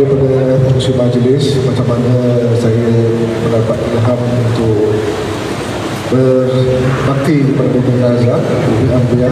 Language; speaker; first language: Malay; native; Malay